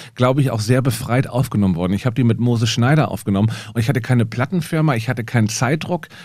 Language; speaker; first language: German; native; German